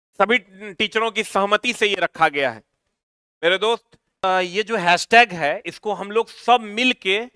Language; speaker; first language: Hindi; native; Hindi